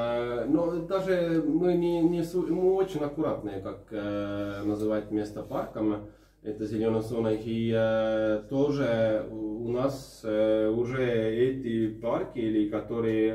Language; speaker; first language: Russian; non-native, fluent; Estonian